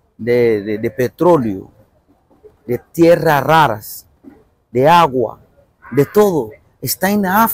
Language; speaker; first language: Spanish; non-native, fluent; Bambara